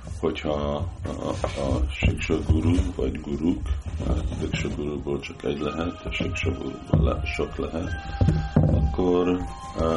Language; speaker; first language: Hungarian; early bilingual, heritage; Hungarian